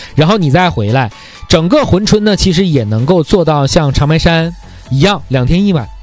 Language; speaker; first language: Chinese; native; Chinese